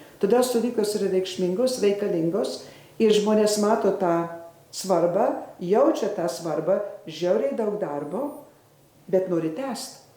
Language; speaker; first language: Lithuanian; early bilingual, heritage; Lithuanian